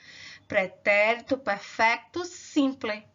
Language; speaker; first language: Spanish; non-native, learner; Portuguese